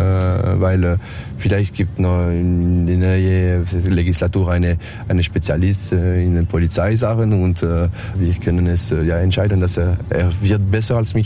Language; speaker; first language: German; non-native, learner; French